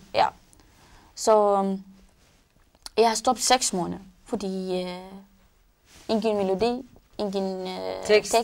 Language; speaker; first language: Danish; non-native, learner; Arabic